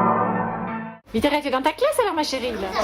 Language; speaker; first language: French; native; French